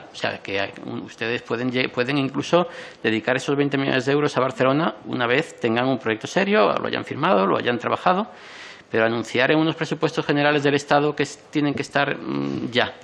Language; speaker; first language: Spanish; native; Spanish